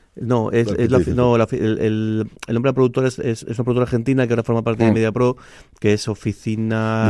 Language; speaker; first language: Spanish; native; Spanish